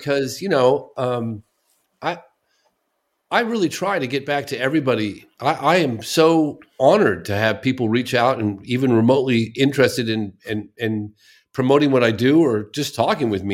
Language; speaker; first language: English; native; English